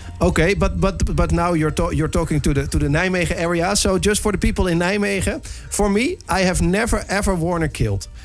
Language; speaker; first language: English; non-native, fluent; Dutch